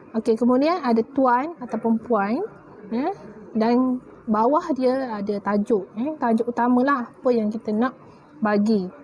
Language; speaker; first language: Malay; native; Malay